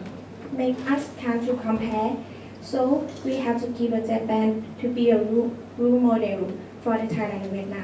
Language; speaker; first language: English; non-native, learner; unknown